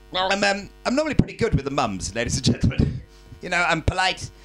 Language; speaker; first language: English; native; English